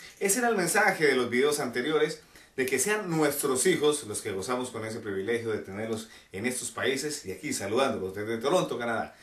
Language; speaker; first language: Spanish; native; Spanish